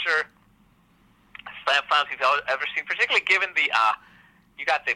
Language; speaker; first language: English; native; English